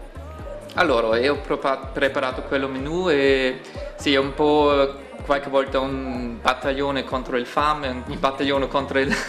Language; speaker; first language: Italian; non-native, learner; German